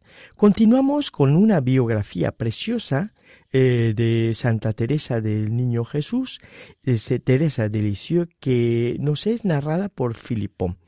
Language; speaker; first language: Spanish; native; Spanish